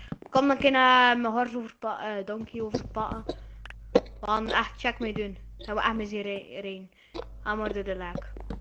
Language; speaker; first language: Dutch; native; Dutch